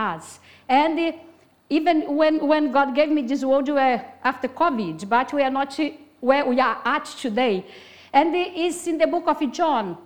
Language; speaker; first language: English; non-native, fluent; Portuguese